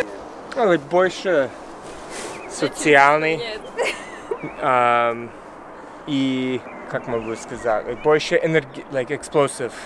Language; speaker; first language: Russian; non-native, learner; English